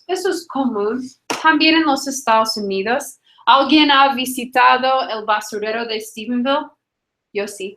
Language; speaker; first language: Spanish; non-native, fluent; English